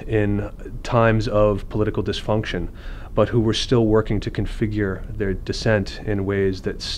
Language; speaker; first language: English; native; English